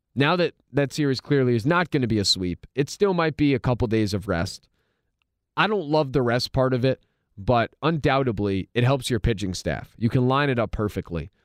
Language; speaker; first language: English; native; English